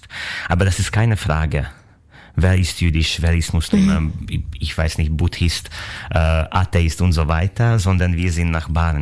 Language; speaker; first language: German; non-native, fluent; Hungarian